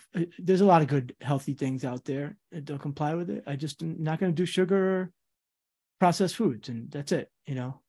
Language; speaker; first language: English; native; English